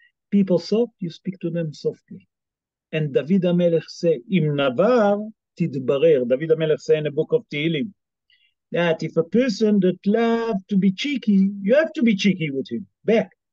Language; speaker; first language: English; non-native, fluent; Hebrew